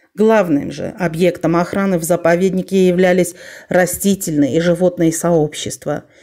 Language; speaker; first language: Russian; non-native, fluent; Armenian